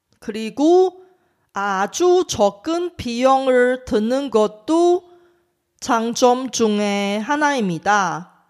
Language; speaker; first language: Korean; non-native, fluent; Chinese